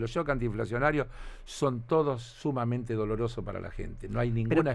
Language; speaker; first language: Spanish; native; Spanish